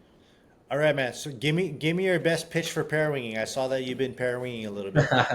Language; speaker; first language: English; native; English